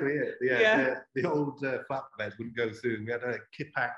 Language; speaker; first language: English; native; English